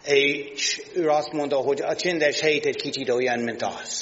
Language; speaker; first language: Hungarian; non-native, learner; English